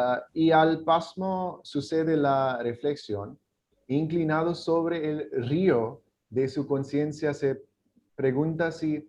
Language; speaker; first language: Spanish; non-native, learner; English